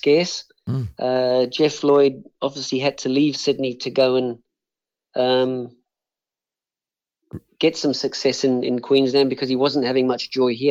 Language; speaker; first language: English; native; English